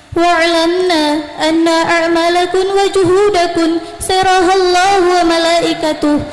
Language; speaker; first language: Arabic; non-native, learner; Indonesian